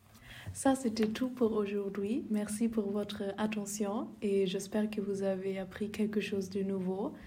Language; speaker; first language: French; non-native, learner; German